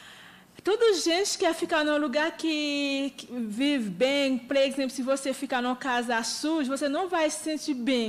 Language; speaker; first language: Portuguese; non-native, learner; Haitian Creole